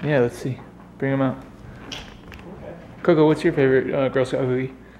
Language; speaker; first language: English; native; English